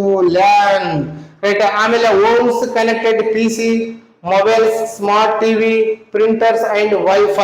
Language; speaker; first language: Kannada; native; Kannada